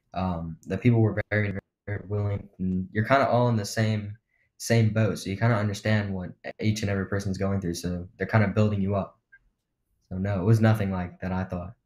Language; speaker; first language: English; native; English